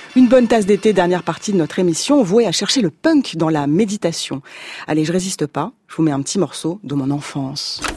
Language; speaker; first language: French; native; French